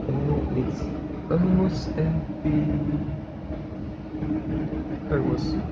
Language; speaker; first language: English; non-native, learner; French